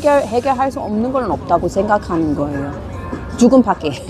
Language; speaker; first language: Korean; non-native, fluent; English